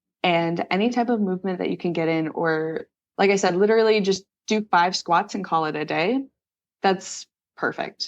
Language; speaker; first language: English; native; English